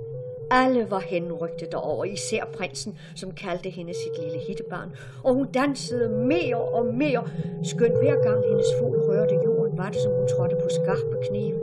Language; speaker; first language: Danish; native; Danish